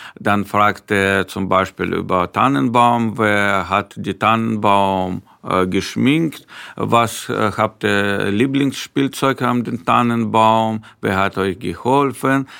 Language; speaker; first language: German; non-native, fluent; Ukrainian